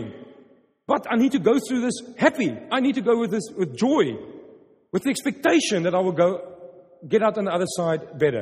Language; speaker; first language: English; non-native, local second language; Afrikaans